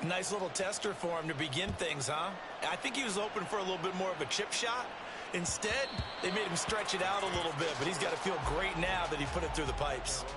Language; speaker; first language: English; native; English